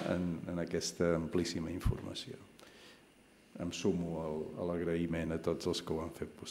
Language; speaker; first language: Catalan; native; Catalan